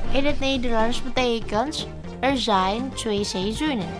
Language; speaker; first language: Dutch; non-native, fluent; Indonesian